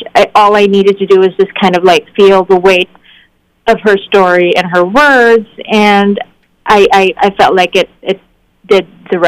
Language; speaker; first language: English; non-native, local second language; Filipino